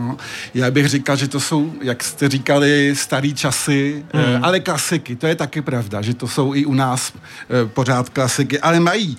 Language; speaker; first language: Czech; early bilingual, heritage; French